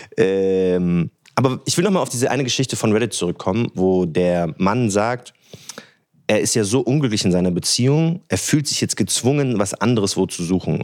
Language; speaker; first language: German; early bilingual, other home language; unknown